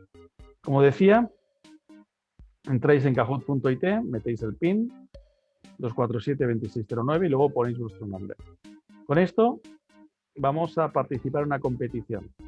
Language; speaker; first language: Spanish; native; Spanish